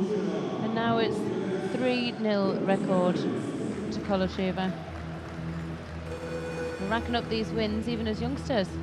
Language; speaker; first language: English; native; English